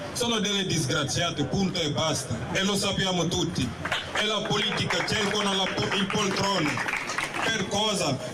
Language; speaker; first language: Italian; non-native, fluent; Wolof